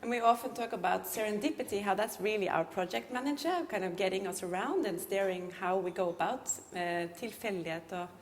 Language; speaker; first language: English; non-native, fluent; Norwegian